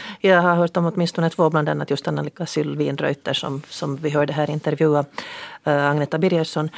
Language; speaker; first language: Swedish; native; Swedish